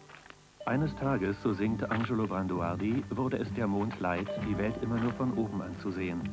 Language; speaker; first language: German; native; German